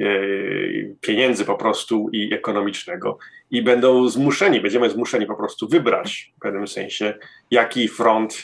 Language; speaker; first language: Polish; early bilingual, heritage; Polish